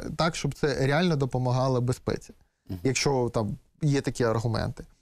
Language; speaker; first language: Ukrainian; native; Ukrainian